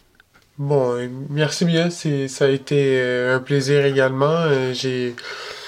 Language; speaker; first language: French; early bilingual, other home language; Spanish